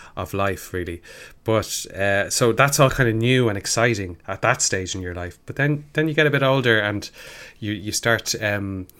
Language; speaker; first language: English; native; English